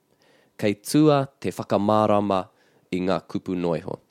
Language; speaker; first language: Māori; non-native, local second language; English